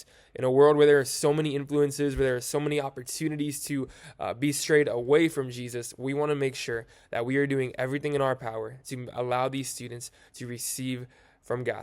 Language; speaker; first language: English; native; English